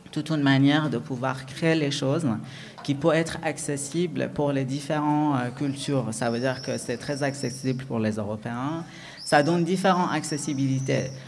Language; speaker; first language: French; non-native, fluent; Persian